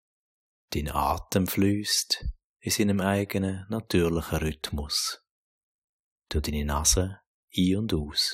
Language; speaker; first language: German; native; German